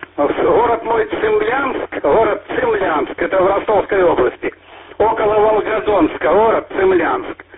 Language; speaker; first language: Russian; native; Russian